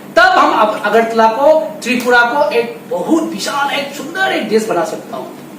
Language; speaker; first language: Hindi; non-native, local second language; Bangla